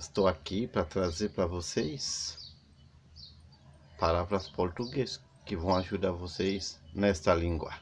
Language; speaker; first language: Portuguese; non-native, learner; Haitian Creole